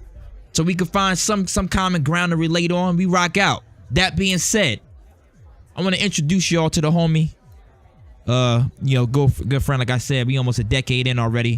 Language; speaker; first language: English; native; English